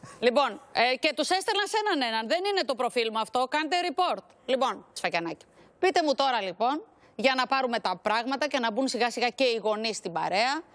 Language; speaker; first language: Greek; native; Greek